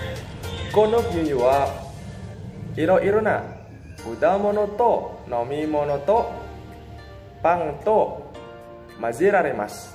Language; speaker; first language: Japanese; non-native, learner; Indonesian